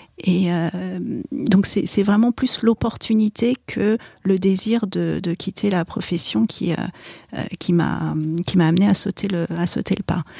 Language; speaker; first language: French; early bilingual, other home language; Chinese